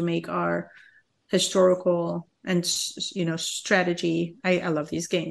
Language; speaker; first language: English; non-native, fluent; Arabic